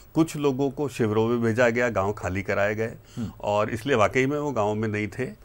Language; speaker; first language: Hindi; native; Hindi